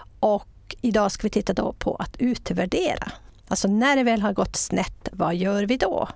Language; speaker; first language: Swedish; native; Swedish